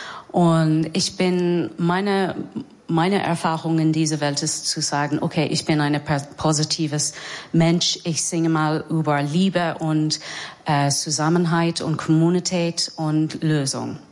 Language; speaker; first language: German; non-native, learner; English